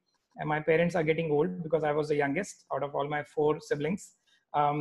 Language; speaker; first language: English; non-native, local second language; Hindi